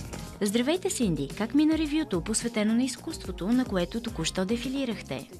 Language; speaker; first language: Bulgarian; native; Bulgarian